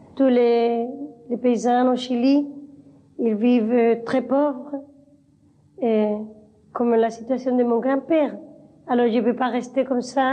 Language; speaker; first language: French; non-native, learner; Spanish